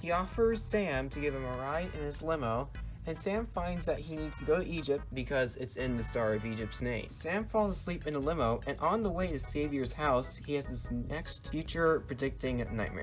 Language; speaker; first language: English; native; English